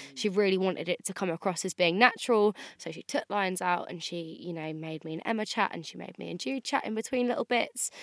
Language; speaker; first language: English; native; English